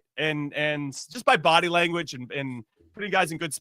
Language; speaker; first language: English; native; English